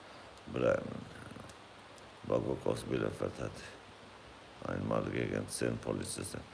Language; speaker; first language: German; non-native, fluent; Kurdish